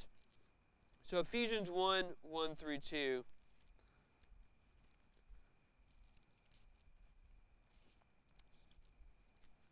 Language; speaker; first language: English; native; English